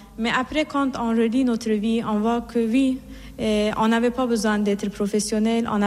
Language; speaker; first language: French; non-native, fluent; Persian